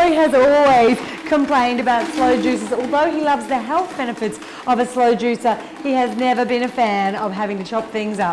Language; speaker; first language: English; native; English